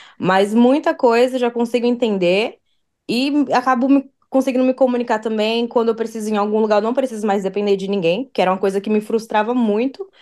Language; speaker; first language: Portuguese; native; Portuguese